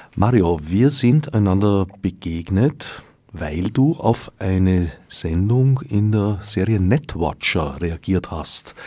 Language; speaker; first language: German; native; German